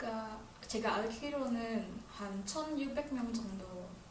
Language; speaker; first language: Korean; non-native, fluent; Indonesian